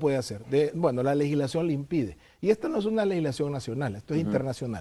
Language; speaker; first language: Spanish; native; Spanish